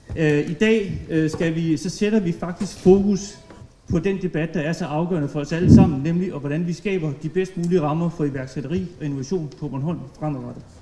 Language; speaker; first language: Danish; native; Danish